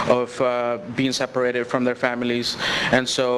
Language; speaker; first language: English; early bilingual, other home language; Spanish